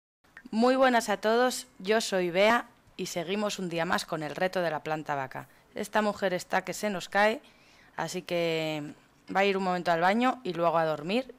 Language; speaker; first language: Spanish; native; Spanish